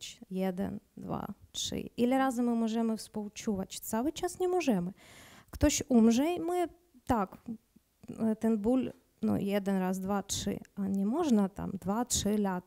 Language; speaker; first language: Polish; non-native, learner; Ukrainian